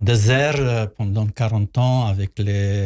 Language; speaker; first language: French; non-native, learner; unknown